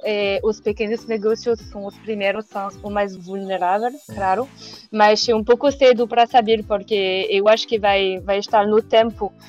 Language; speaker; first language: Portuguese; non-native, learner; French